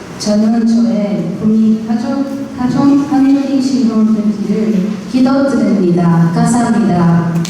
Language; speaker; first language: Korean; non-native, learner; Portuguese